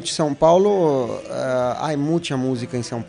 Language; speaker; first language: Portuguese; non-native, learner; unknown